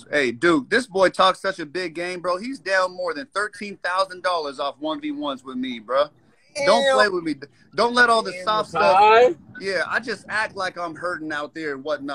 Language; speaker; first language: English; native; English